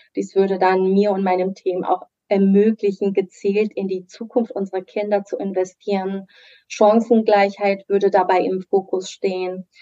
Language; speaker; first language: German; early bilingual, other home language; Persian